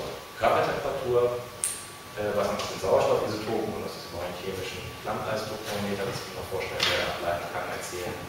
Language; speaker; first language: German; native; German